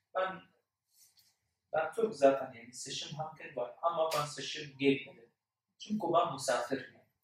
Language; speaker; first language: Turkish; non-native, learner; Arabic